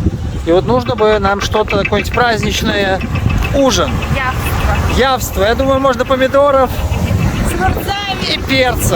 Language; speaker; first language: Russian; native; Russian